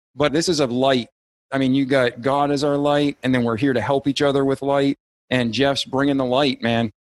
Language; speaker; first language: English; native; English